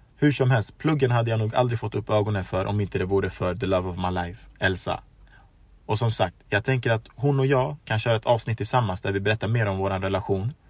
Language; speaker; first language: Swedish; early bilingual, other home language; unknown